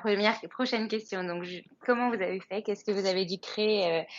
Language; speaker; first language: French; native; French